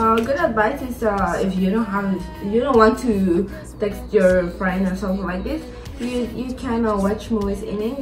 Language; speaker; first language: English; non-native, learner; Spanish